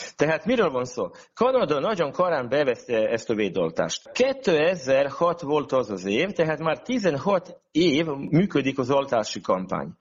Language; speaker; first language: Hungarian; non-native, local second language; Serbian